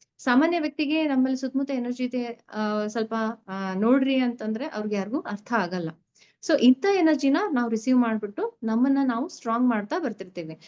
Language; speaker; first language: Kannada; native; Kannada